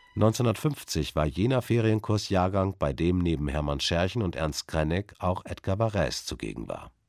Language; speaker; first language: German; native; German